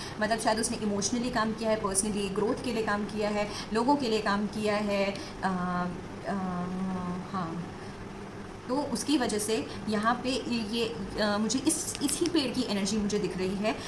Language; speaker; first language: Hindi; native; Hindi